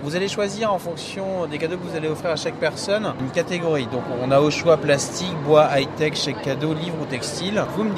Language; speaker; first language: French; native; French